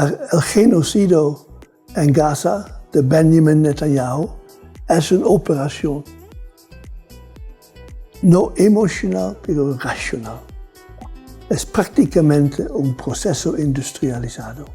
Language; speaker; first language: Spanish; non-native, fluent; Dutch